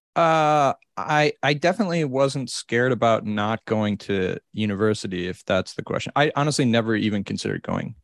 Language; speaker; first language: English; native; English